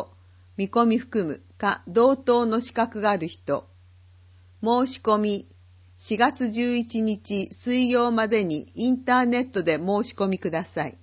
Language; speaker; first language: Japanese; native; Japanese